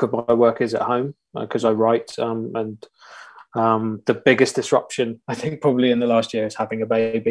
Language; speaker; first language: English; native; English